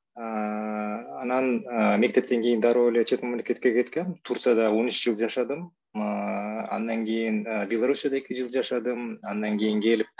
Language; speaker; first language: Kyrgyz; non-native, local second language; Russian